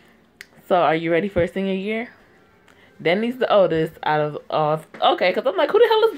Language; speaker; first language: English; native; English